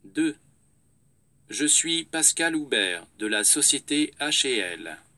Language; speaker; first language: French; native; French